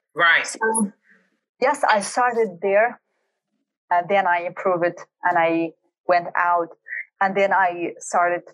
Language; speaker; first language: English; non-native, fluent; Kurdish